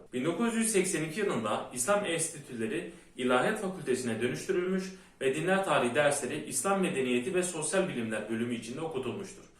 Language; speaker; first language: Turkish; early bilingual, heritage; Turkish